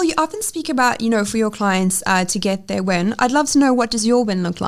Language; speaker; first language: English; native; English